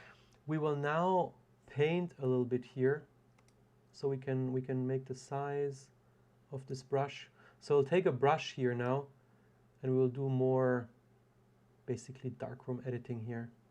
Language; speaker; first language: English; non-native, fluent; German